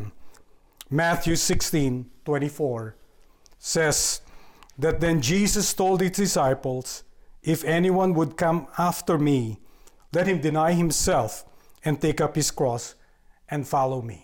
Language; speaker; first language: English; non-native, local second language; Filipino